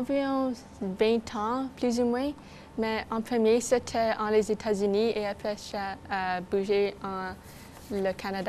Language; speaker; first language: French; non-native, local second language; English